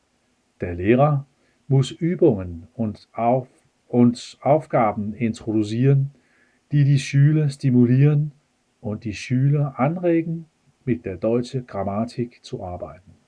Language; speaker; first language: German; non-native, fluent; Danish